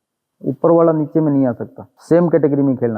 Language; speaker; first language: Hindi; native; Hindi